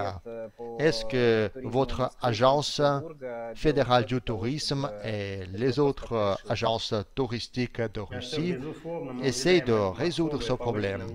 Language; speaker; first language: French; non-native, fluent; Russian